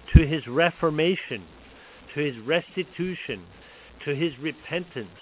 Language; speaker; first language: English; early bilingual, other home language; Pennsylvania German